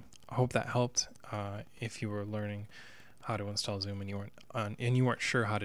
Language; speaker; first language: English; native; English